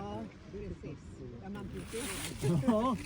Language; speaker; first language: Swedish; non-native, fluent; Thai